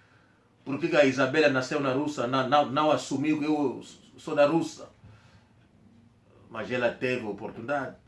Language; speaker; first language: Portuguese; non-native, local second language; Kongo